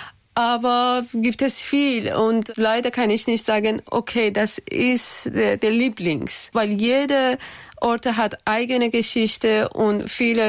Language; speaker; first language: German; non-native, learner; Persian